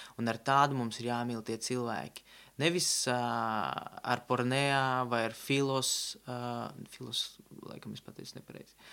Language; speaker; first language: Latvian; non-native, local second language; Russian